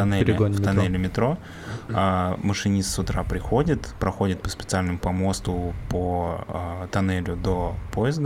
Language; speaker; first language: Russian; native; Russian